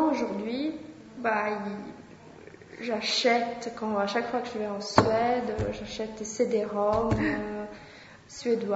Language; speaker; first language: French; non-native, fluent; Swedish